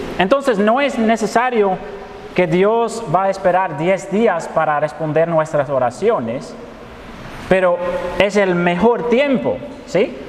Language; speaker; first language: Spanish; non-native, fluent; Dutch